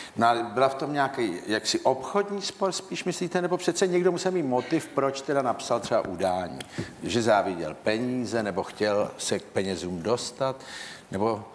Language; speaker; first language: Czech; native; Czech